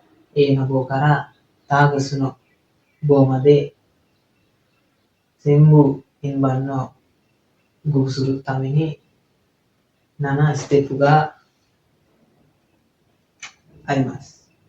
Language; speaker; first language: Japanese; non-native, learner; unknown